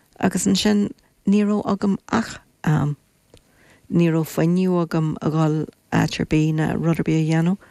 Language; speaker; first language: Irish; non-native, local second language; English